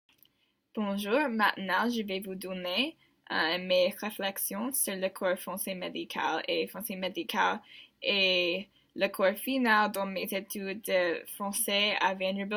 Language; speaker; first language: French; non-native, learner; English